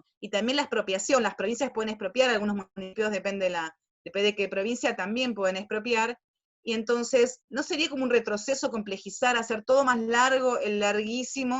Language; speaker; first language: Spanish; native; Spanish